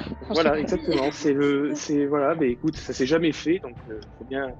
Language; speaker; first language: French; native; French